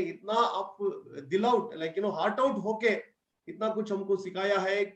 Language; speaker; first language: Hindi; non-native, local second language; Kannada